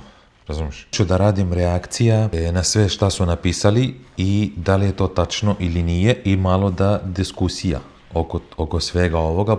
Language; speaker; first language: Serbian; non-native, learner; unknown